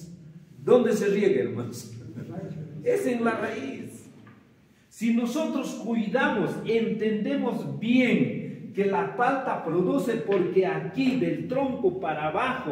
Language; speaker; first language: Spanish; non-native, local second language; Quechua